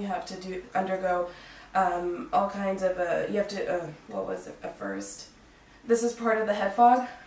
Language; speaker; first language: English; native; English